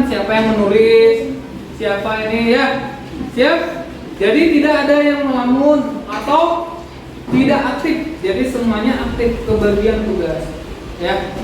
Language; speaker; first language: Indonesian; non-native, local second language; Sundanese